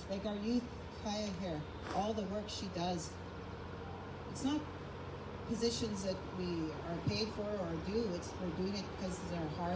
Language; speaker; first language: English; native; English